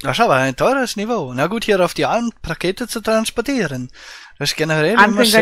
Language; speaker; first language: German; native; German